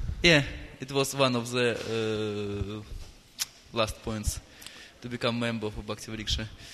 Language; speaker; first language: English; non-native, fluent; Russian